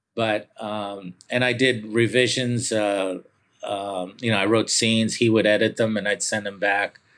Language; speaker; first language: English; early bilingual, other home language; Italian